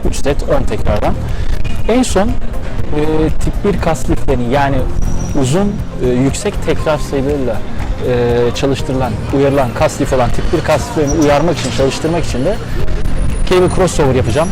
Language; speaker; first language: Turkish; native; Turkish